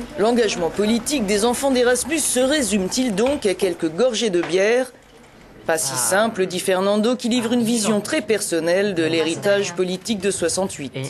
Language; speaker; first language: French; native; French